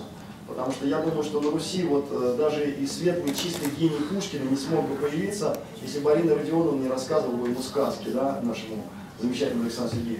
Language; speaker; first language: Russian; native; Russian